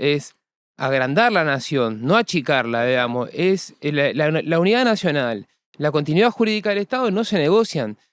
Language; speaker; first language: Spanish; native; Spanish